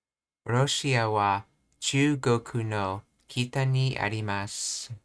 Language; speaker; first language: Japanese; non-native, learner; English